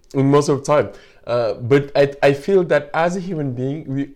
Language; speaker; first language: English; non-native, fluent; Wolof